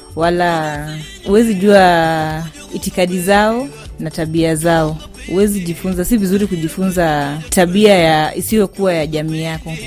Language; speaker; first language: Swahili; non-native, local second language; Luo (Kenya and Tanzania)